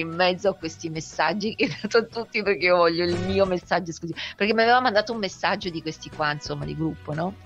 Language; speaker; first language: Italian; native; Italian